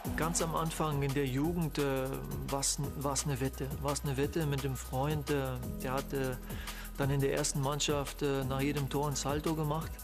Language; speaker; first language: German; early bilingual, other home language; Polish